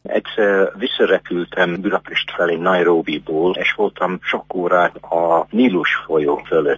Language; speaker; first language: Hungarian; non-native, fluent; English